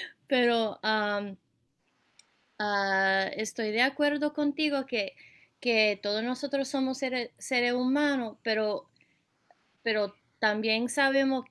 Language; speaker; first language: Spanish; early bilingual, heritage; Spanish